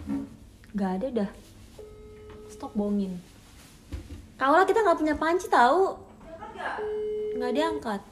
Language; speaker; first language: Indonesian; native; Indonesian